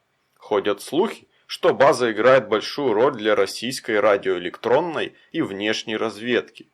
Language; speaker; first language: Russian; native; Russian